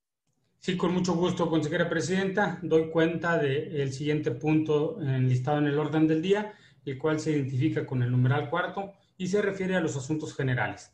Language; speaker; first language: Spanish; native; Spanish